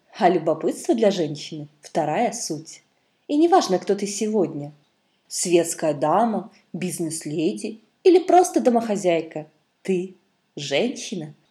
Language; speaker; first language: Russian; native; Russian